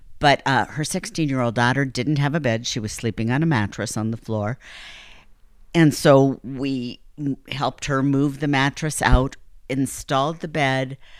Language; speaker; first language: English; native; English